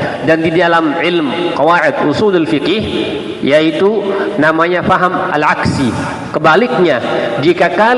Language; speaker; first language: Indonesian; non-native, fluent; Arabic